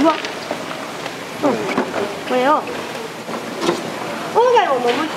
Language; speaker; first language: Japanese; native; Japanese